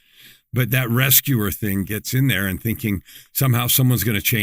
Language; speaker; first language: English; native; English